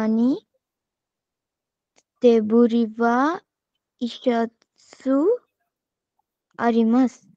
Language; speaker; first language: Japanese; non-native, learner; Sinhala